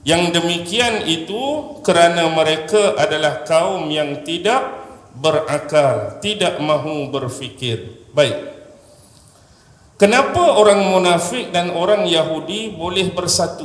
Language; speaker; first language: Malay; native; Malay